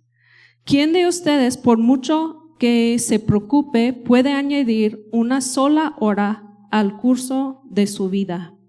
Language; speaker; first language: Spanish; non-native, fluent; English